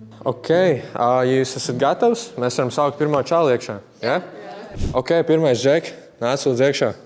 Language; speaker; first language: Latvian; native; Latvian